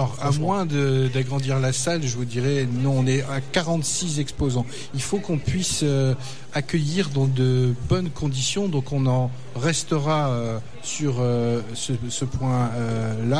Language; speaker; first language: French; native; French